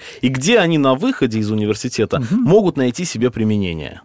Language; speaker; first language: Russian; native; Russian